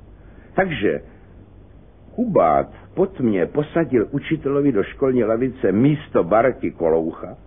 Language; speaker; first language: Czech; native; Czech